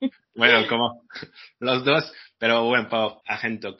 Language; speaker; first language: Spanish; non-native, fluent; French